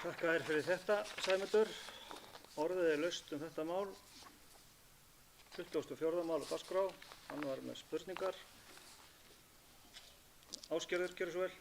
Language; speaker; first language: Icelandic; native; Icelandic